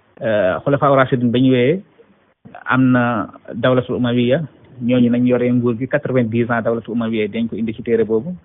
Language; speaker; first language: Wolof; non-native, local second language; Fula